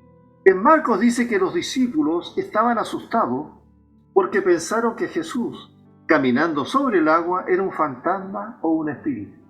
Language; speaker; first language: Spanish; native; Spanish